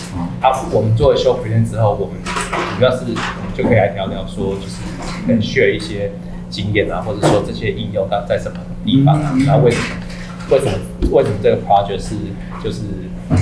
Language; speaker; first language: Chinese; native; Chinese